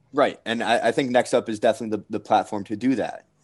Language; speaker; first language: English; native; English